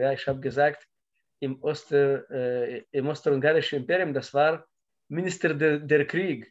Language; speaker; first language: German; non-native, learner; Russian